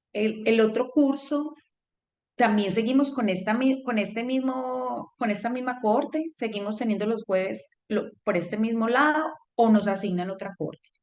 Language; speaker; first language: Spanish; native; Spanish